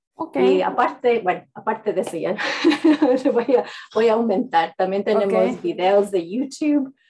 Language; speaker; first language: Spanish; early bilingual, heritage; English